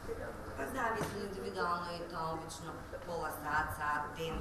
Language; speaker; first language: Macedonian; native; Macedonian